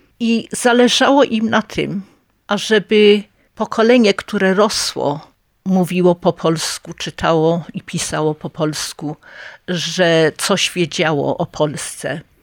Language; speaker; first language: Polish; early bilingual, heritage; Polish